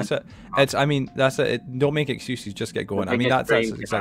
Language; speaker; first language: English; native; English